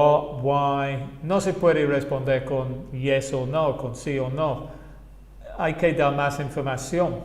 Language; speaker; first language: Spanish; non-native, fluent; English